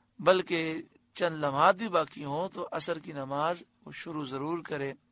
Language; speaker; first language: Urdu; native; Urdu